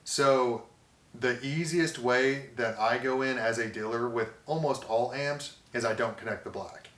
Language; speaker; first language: English; native; English